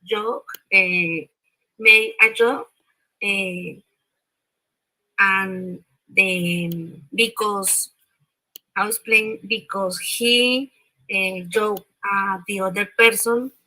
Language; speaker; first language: English; non-native, learner; Spanish